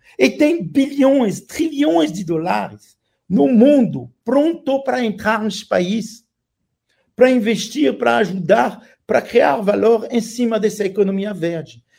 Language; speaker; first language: Portuguese; non-native, fluent; French